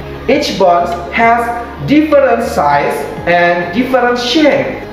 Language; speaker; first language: English; non-native, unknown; Indonesian